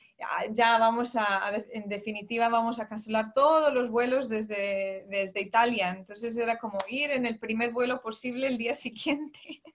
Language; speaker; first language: Spanish; early bilingual, heritage; Spanish